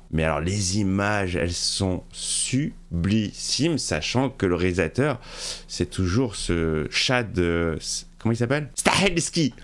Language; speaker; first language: French; native; French